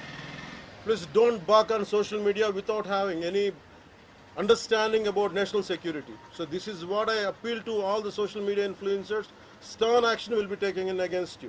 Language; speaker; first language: English; non-native, local second language; Telugu